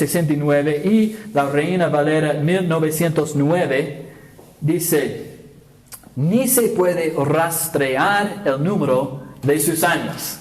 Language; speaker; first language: Spanish; non-native, fluent; English